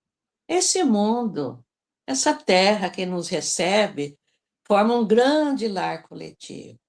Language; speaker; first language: Portuguese; native; Portuguese